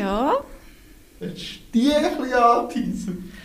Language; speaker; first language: German; native; German